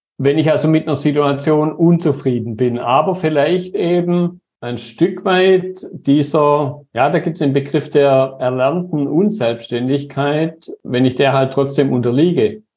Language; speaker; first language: German; native; German